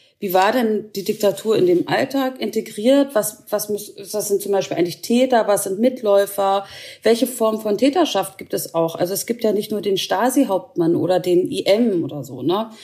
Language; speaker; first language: German; native; German